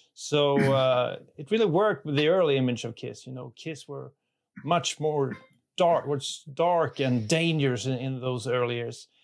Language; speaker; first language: English; non-native, fluent; Swedish